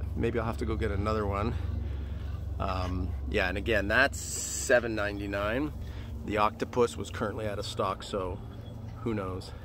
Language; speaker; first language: English; native; English